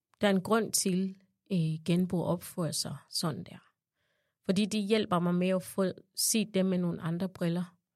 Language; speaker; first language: Danish; non-native, fluent; Ganda